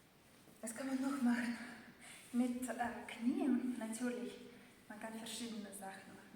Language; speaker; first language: German; non-native, fluent; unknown